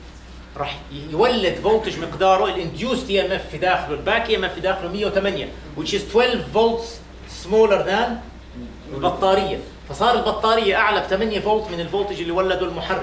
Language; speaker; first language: Arabic; native; Arabic